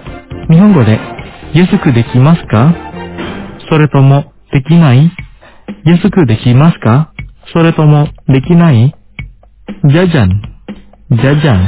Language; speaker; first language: Japanese; non-native, fluent; Indonesian